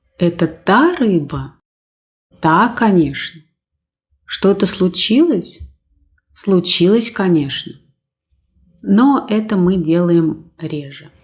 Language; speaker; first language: Russian; native; Russian